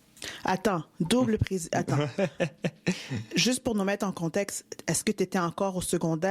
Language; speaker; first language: French; native; French